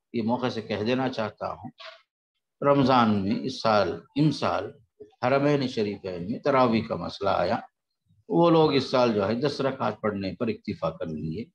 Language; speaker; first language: Urdu; native; Urdu